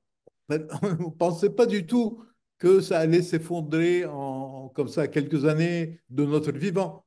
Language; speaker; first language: French; non-native, local second language; Arabic